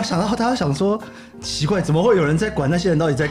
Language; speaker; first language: Chinese; native; Chinese